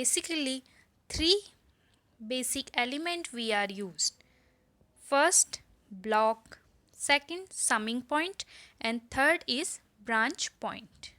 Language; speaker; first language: English; non-native, local second language; Hindi